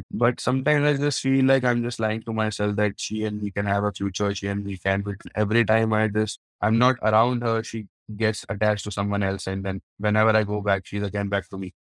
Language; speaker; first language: English; non-native, local second language; Hindi